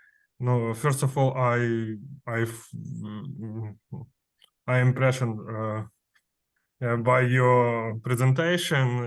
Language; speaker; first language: English; non-native, learner; Ukrainian